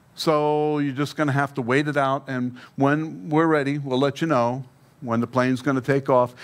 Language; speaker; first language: English; native; English